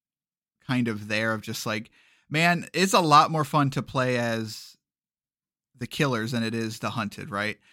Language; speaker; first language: English; native; English